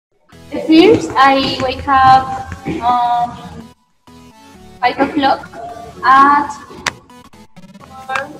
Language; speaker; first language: English; non-native, learner; Spanish